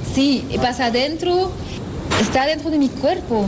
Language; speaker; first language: Spanish; non-native, learner; French